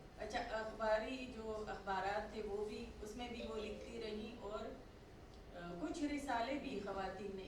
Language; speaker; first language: Urdu; non-native, local second language; Pashto